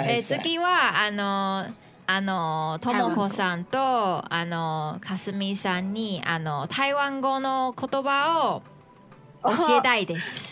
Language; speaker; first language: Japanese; non-native, learner; Chinese